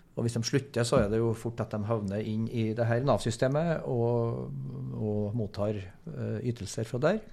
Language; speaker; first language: Norwegian; native; Norwegian